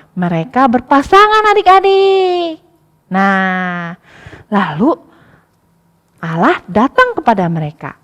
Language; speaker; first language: Indonesian; native; Indonesian